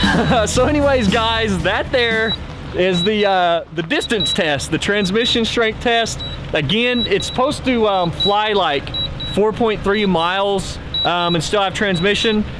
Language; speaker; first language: English; native; English